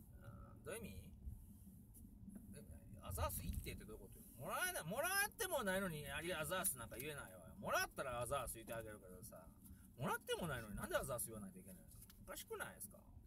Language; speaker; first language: Japanese; native; Japanese